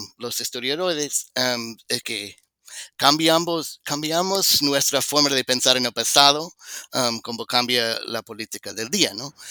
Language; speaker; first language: Spanish; non-native, fluent; English